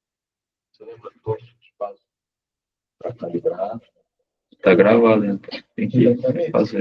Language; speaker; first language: Portuguese; native; Portuguese